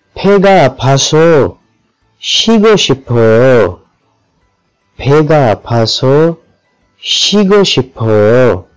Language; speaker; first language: Korean; non-native, fluent; Urdu